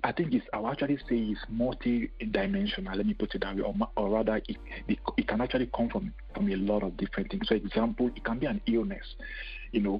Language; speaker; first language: English; non-native, local second language; Igbo